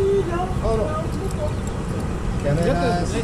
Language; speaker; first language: Spanish; non-native, learner; French